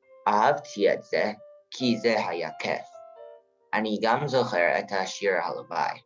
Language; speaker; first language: Hebrew; non-native, learner; English